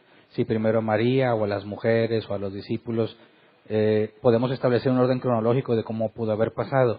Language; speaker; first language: Spanish; native; Spanish